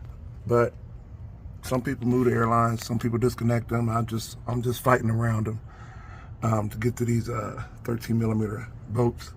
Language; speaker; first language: English; native; English